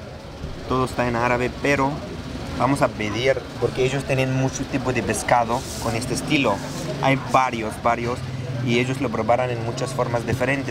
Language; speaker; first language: Spanish; non-native, fluent; Arabic